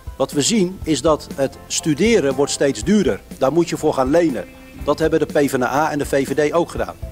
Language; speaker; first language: Dutch; early bilingual, other home language; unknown